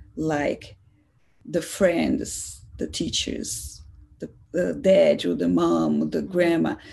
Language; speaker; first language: English; non-native, fluent; Portuguese